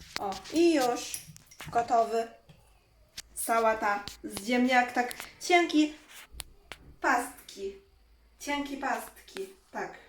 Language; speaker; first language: Polish; non-native, learner; Chinese